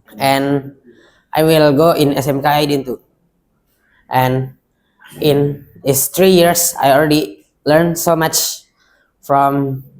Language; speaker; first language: English; non-native, local second language; Indonesian